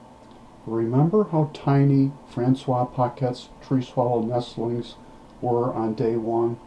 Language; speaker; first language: English; native; English